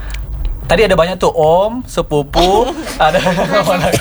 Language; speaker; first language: Indonesian; native; Indonesian